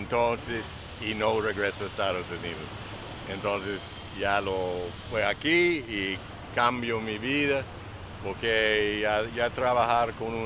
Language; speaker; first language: Spanish; non-native, learner; English